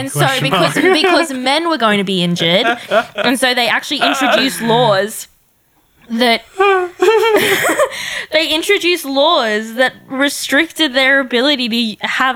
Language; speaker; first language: English; native; English